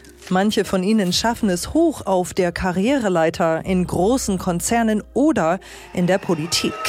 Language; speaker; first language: German; native; German